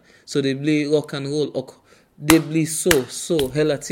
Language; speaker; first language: Swedish; non-native, learner; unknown